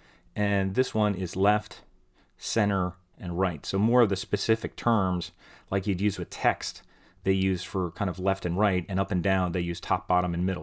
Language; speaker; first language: English; native; English